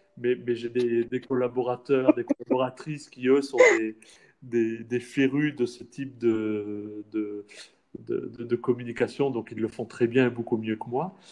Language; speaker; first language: French; native; French